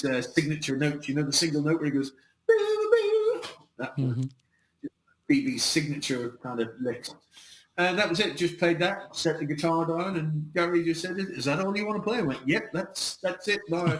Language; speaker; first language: English; native; English